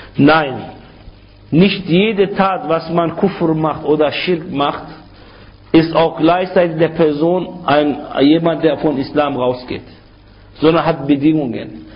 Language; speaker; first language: German; non-native, fluent; Arabic